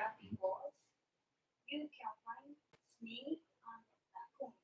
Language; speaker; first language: English; non-native, learner; Japanese